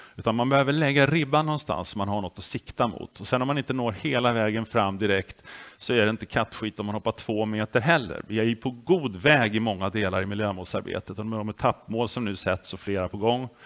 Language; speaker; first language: Swedish; native; Swedish